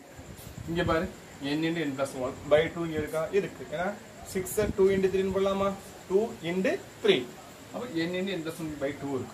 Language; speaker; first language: Tamil; native; Tamil